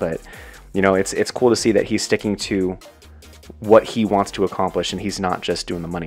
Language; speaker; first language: English; native; English